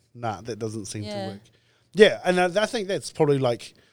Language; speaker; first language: English; native; English